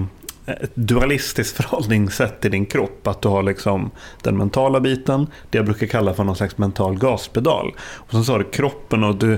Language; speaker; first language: Swedish; native; Swedish